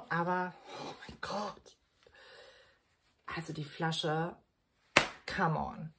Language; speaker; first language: German; native; German